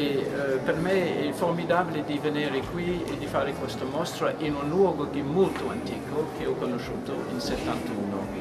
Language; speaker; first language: Italian; non-native, fluent; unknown